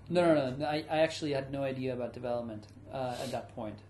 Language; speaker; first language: English; early bilingual, other home language; German